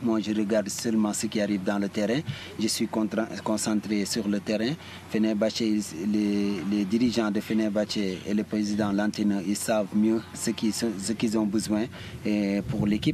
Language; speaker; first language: French; early bilingual, heritage; Italian